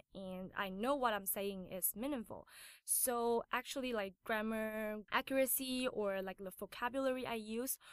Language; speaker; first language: English; non-native, fluent; Chinese